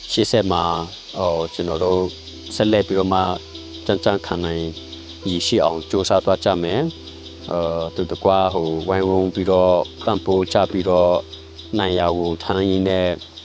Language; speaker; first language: Burmese; non-native, local second language; Western Kayah